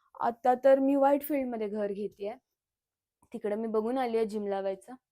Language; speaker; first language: Marathi; non-native, local second language; Kannada